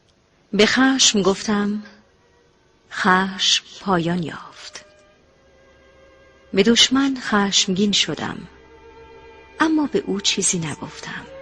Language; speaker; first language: Persian; native; Persian